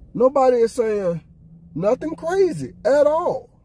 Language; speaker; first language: English; native; English